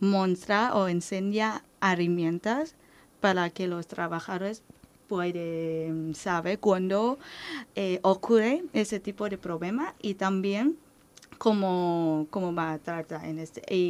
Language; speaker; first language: Spanish; non-native, learner; Thai